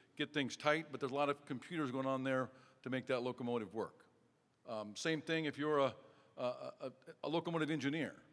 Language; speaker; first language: English; native; English